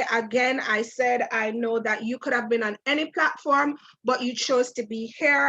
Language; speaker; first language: English; native; English